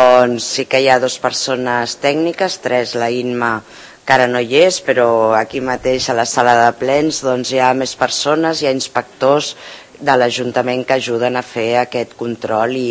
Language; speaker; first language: Catalan; native; Catalan